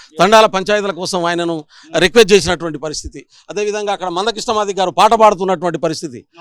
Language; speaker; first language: Telugu; non-native, local second language; Lambadi